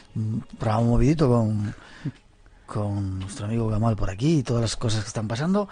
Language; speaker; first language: Spanish; native; Spanish